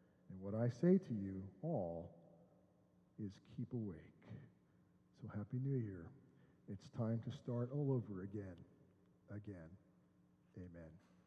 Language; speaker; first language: English; native; English